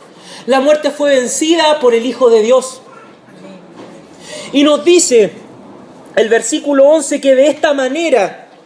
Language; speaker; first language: Spanish; native; Spanish